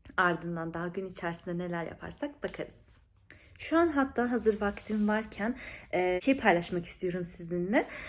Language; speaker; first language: Turkish; early bilingual, heritage; Turkish